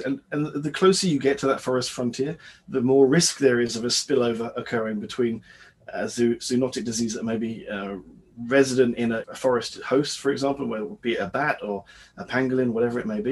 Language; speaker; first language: English; native; English